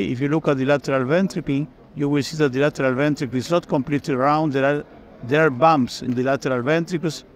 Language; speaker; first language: English; non-native, fluent; Spanish